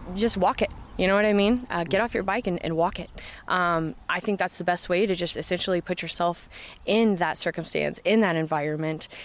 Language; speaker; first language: English; native; English